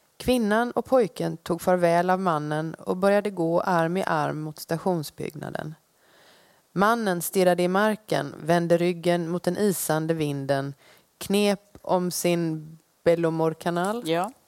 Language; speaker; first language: Swedish; native; Swedish